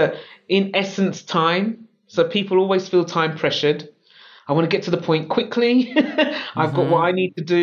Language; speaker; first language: English; native; English